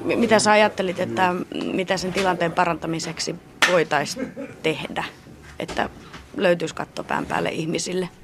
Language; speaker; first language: Finnish; native; Finnish